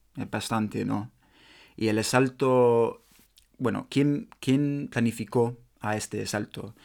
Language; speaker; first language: Spanish; non-native, learner; English